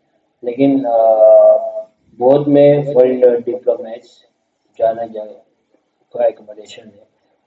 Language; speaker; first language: Hindi; non-native, learner; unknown